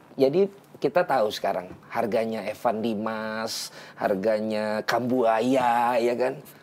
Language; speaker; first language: Indonesian; native; Indonesian